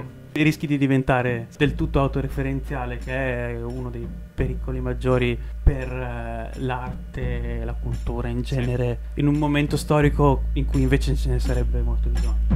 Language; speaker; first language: Italian; native; Italian